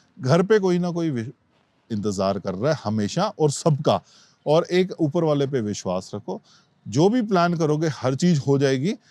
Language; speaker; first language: Hindi; native; Hindi